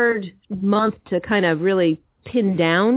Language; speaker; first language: English; native; English